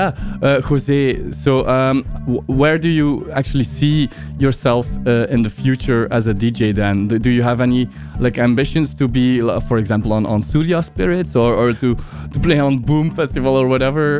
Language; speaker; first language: English; non-native, fluent; Dutch